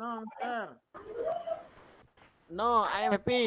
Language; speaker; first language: English; non-native, learner; Indonesian